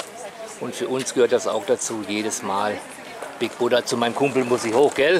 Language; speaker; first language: German; native; German